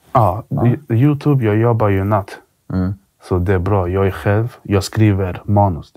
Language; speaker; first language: Swedish; early bilingual, other home language; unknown